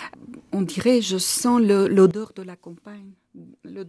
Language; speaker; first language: French; non-native, fluent; Armenian